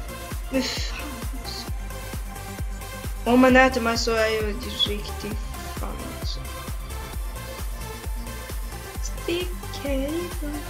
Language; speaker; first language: Swedish; early bilingual, other home language; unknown